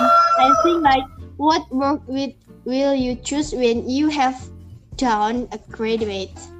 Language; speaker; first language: English; non-native, learner; Indonesian